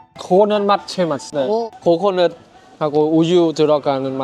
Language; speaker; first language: Korean; non-native, learner; Vietnamese